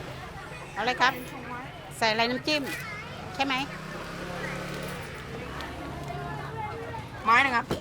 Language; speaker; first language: Thai; native; Thai